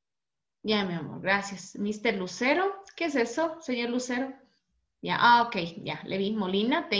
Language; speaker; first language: Spanish; native; Spanish